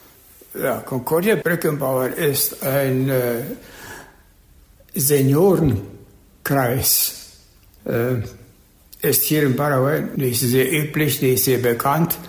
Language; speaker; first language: German; early bilingual, heritage; German